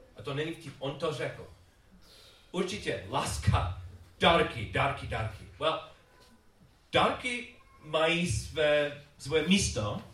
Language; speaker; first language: Czech; non-native, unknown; English